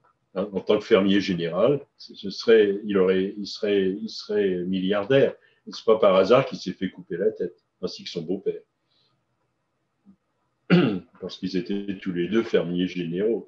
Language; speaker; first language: French; native; French